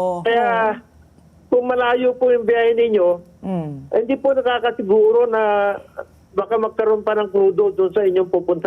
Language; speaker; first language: Filipino; native; Filipino